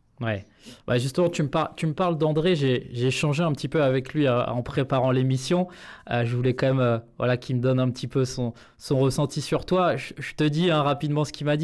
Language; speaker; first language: French; native; French